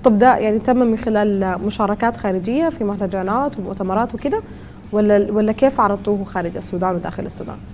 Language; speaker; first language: Arabic; native; Arabic